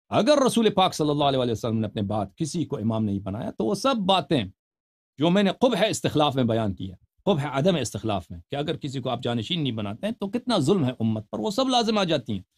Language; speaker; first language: Urdu; non-native, fluent; Persian